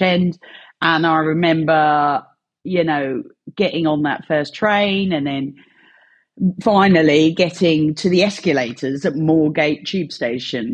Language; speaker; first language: English; native; English